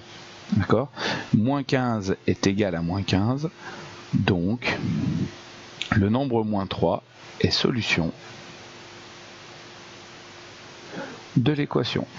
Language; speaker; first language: French; native; French